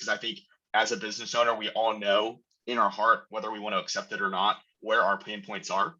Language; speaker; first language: English; native; English